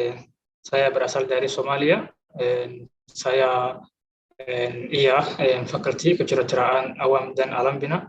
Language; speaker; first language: Indonesian; non-native, learner; Somali